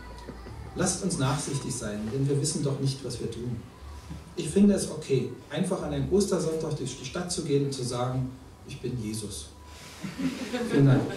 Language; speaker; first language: German; native; German